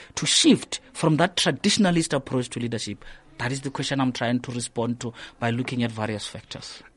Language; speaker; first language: English; non-native, local second language; Northern Sotho